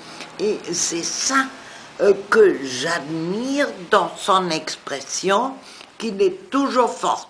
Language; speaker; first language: French; non-native, fluent; German